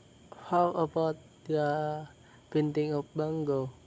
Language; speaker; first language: English; non-native, learner; Filipino